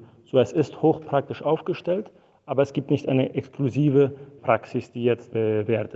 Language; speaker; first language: German; non-native, fluent; Spanish